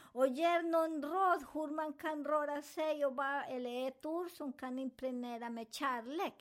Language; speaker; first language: Swedish; non-native, fluent; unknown